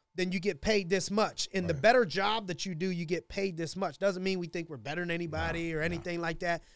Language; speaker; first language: English; native; English